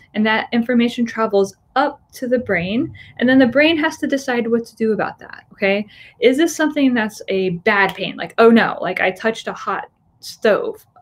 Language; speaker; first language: English; native; English